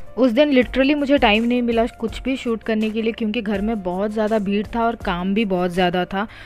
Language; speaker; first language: Hindi; non-native, local second language; Odia